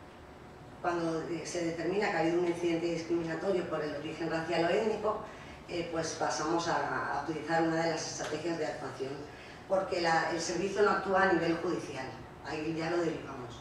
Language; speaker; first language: Spanish; native; Spanish